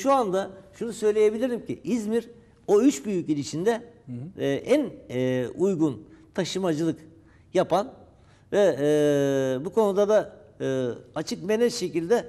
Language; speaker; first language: Turkish; native; Turkish